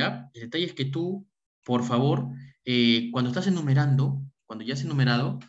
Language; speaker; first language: Spanish; native; Spanish